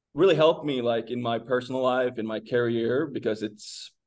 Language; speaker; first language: English; non-native, fluent; Swedish